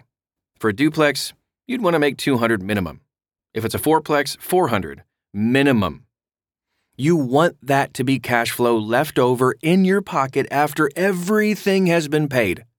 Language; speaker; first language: English; native; English